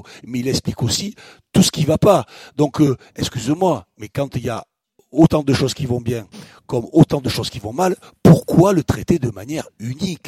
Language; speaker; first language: French; native; French